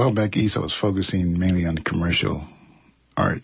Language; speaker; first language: English; native; English